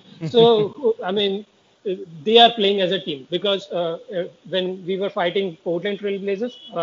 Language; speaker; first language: English; non-native, local second language; Hindi